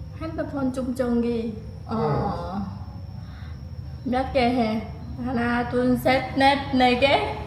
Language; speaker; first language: Korean; non-native, learner; Vietnamese